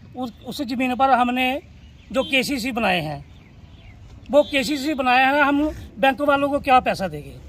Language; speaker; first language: Hindi; native; Hindi